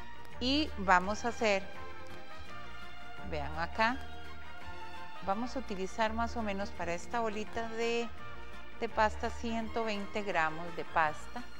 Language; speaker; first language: Spanish; native; Spanish